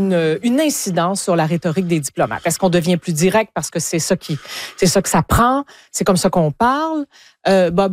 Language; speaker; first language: French; native; French